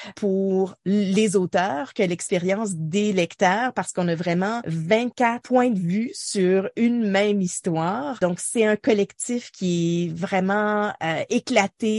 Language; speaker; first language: French; native; French